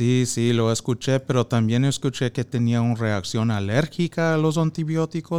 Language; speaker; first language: Spanish; non-native, fluent; English